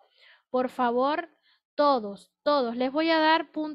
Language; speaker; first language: Spanish; native; Spanish